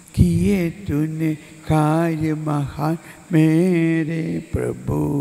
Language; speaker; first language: Hindi; non-native, local second language; Malayalam